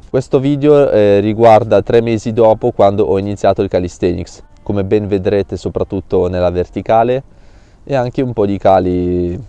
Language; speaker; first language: Italian; early bilingual, other home language; Russian